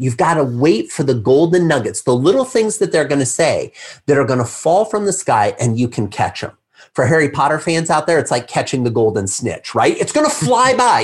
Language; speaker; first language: English; native; English